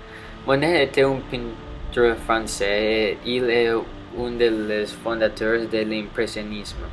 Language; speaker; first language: French; non-native, learner; English